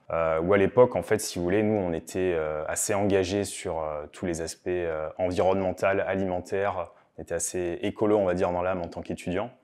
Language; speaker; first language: French; native; French